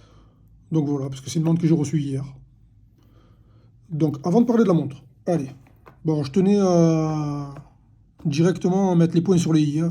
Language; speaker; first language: French; native; French